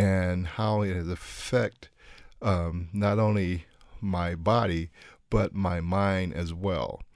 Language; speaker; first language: English; native; English